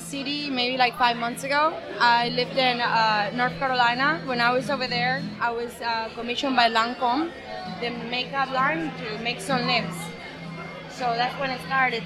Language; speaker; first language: English; non-native, fluent; Spanish